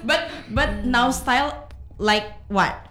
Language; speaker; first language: English; non-native, learner; Indonesian